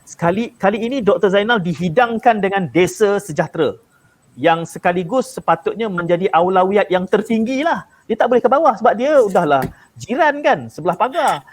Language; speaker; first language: Malay; native; Malay